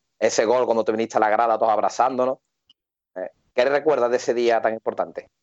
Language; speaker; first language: Spanish; native; Spanish